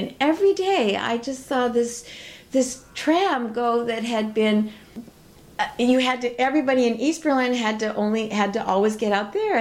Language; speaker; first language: English; native; English